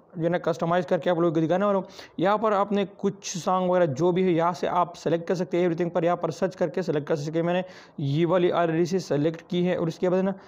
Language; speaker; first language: Urdu; non-native, local second language; Pashto